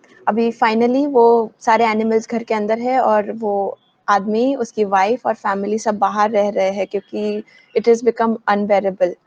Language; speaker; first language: Hindi; native; Hindi